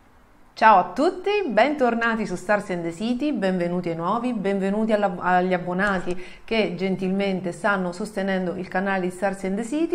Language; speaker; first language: Italian; native; Italian